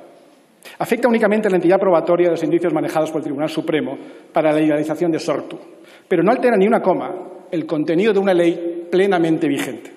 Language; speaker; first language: Spanish; native; Spanish